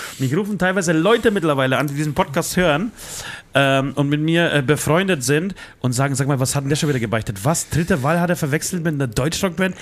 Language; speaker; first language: German; early bilingual, other home language; Polish